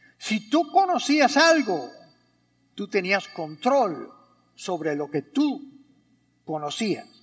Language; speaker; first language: Spanish; early bilingual, heritage; Spanish